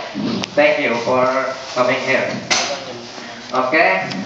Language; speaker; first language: English; non-native, learner; Indonesian